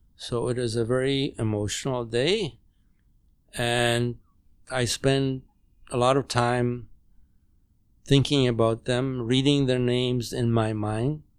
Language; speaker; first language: English; non-native, fluent; German